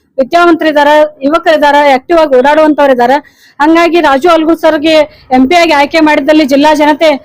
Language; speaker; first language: Kannada; native; Kannada